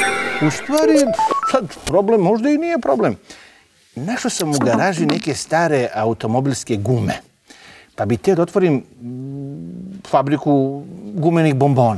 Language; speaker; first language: Serbian; native; Serbian